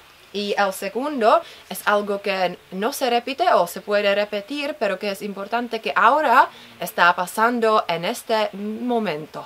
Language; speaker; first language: Spanish; non-native, fluent; Czech